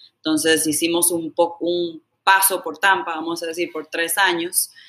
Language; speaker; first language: Spanish; early bilingual, heritage; Spanish